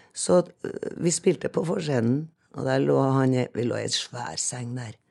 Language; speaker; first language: Norwegian; native; Norwegian